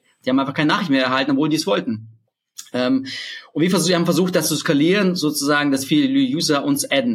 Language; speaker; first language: German; early bilingual, other home language; Russian